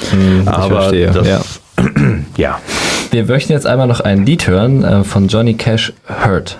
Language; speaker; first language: German; native; German